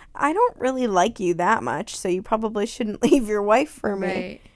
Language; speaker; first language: English; native; English